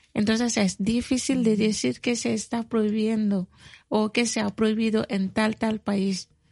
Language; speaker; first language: Spanish; non-native, fluent; Bambara